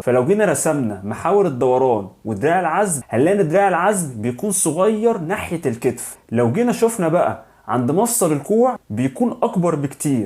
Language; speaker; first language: Arabic; native; Arabic